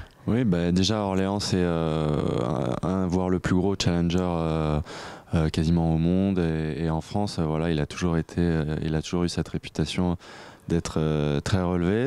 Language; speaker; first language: French; native; French